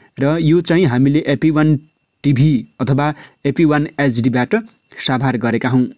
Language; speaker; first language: Nepali; native; Nepali